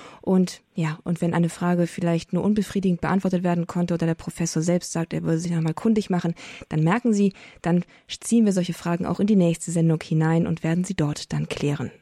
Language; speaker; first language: German; native; German